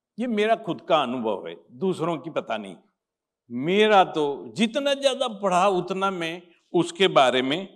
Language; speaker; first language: Hindi; non-native, local second language; Gujarati